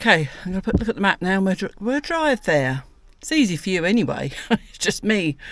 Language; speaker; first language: English; native; English